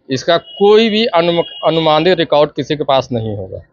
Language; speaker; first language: Hindi; native; Hindi